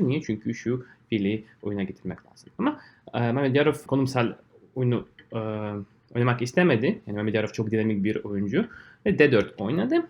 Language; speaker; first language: Turkish; non-native, fluent; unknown